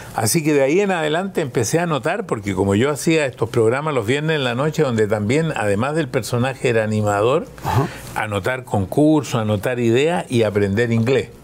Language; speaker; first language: Spanish; early bilingual, other home language; German